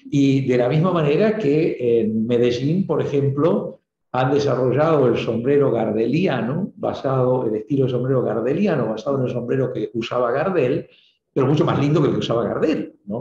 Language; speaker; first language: Spanish; native; Spanish